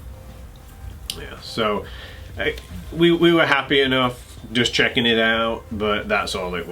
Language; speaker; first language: English; native; English